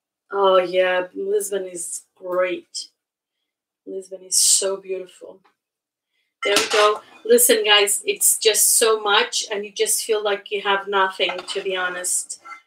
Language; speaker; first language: English; non-native, fluent; Portuguese